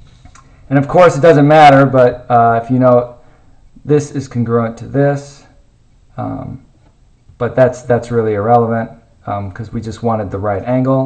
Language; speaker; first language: English; native; English